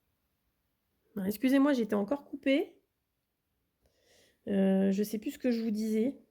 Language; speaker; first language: French; native; French